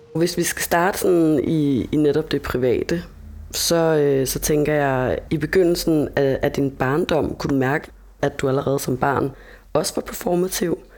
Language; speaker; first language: Danish; native; Danish